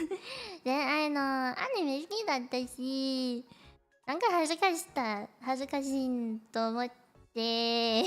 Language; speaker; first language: Japanese; non-native, learner; Cantonese